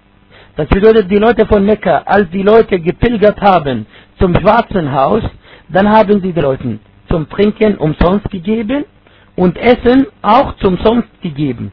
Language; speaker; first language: German; non-native, fluent; Arabic